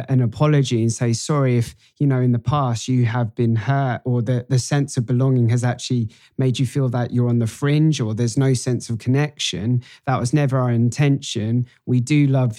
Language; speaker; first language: English; native; English